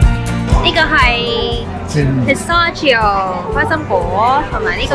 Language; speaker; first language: Chinese; native; Chinese